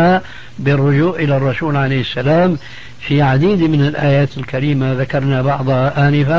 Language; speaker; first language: Arabic; native; Arabic